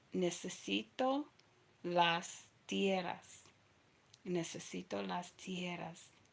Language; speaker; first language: Spanish; non-native, learner; English